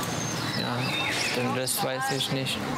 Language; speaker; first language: German; non-native, learner; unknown